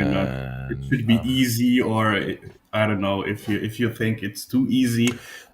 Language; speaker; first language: English; non-native, fluent; Polish